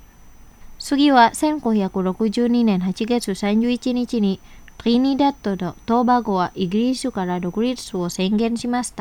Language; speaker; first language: Japanese; non-native, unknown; Indonesian